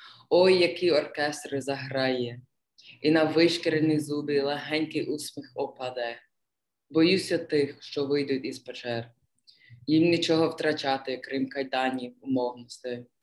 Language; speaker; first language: Ukrainian; non-native, fluent; English